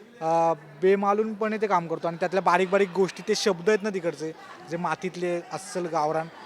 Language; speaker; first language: Marathi; native; Marathi